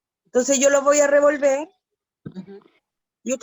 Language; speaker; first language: Spanish; native; Spanish